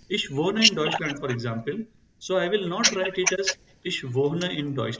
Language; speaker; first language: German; non-native, fluent; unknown